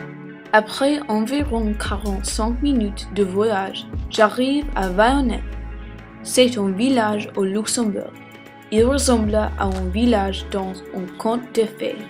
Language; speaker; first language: French; non-native, learner; English